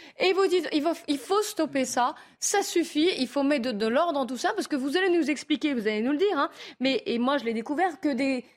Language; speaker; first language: French; native; French